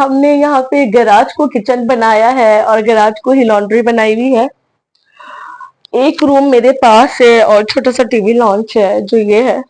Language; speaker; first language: Urdu; native; Urdu